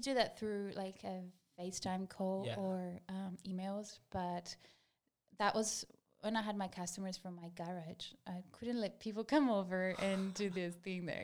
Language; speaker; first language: English; non-native, fluent; Greek